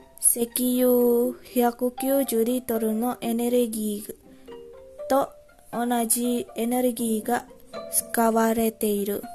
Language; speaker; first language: Japanese; non-native, learner; Indonesian